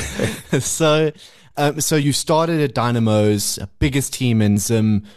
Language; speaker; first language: English; native; English